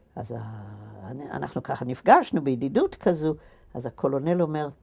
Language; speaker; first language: Hebrew; native; Hebrew